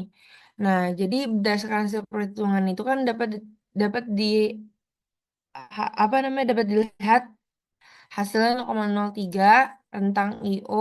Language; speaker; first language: Indonesian; native; Indonesian